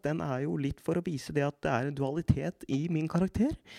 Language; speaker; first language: Norwegian; native; Norwegian